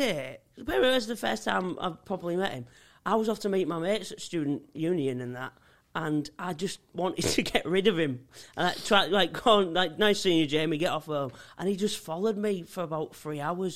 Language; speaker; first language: English; native; English